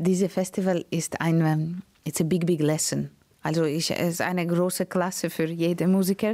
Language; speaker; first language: German; non-native, learner; Latvian